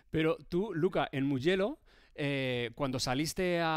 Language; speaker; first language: Spanish; native; Spanish